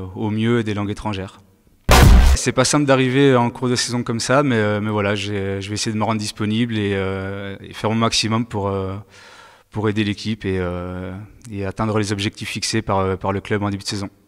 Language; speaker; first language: French; native; French